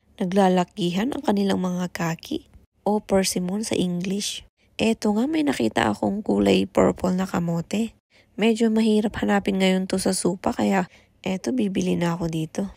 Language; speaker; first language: Filipino; non-native, local second language; Iloko